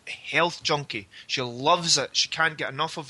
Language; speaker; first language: English; native; English